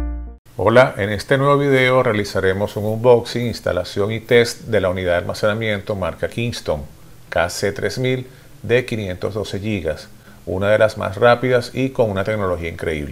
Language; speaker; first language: Spanish; native; Spanish